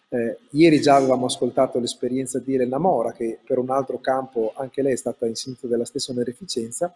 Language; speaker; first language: Italian; native; Italian